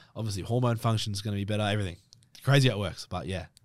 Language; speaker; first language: English; native; English